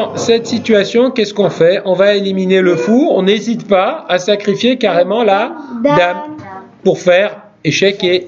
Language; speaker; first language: French; native; French